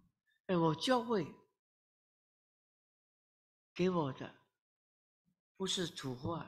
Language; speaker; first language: Chinese; early bilingual, heritage; Chinese